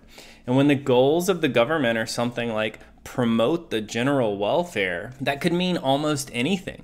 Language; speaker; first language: English; native; English